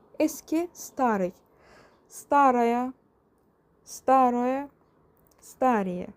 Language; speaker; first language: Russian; non-native, fluent; Turkish